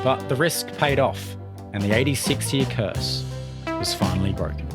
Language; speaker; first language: English; native; English